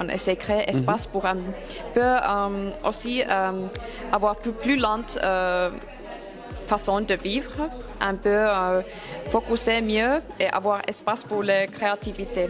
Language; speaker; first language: French; non-native, learner; Finnish